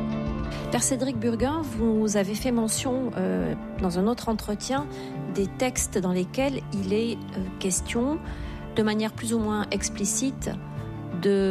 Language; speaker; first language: French; native; French